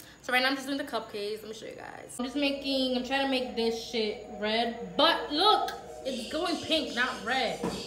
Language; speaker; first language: English; early bilingual, other home language; Spanish